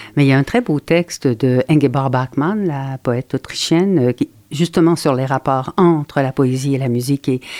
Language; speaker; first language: French; native; French